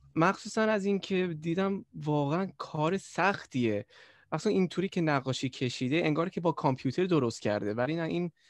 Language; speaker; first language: Persian; early bilingual, other home language; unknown